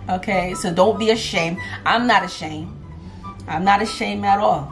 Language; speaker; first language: English; native; English